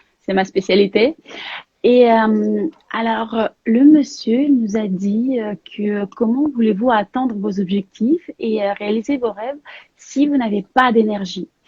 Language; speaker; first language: French; non-native, fluent; Russian